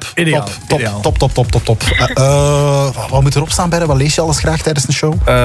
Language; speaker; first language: Dutch; native; Dutch